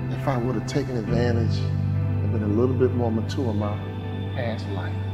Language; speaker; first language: English; native; English